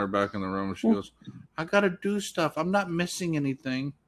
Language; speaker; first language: English; native; English